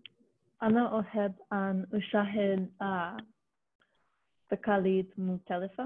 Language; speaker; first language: Arabic; non-native, learner; English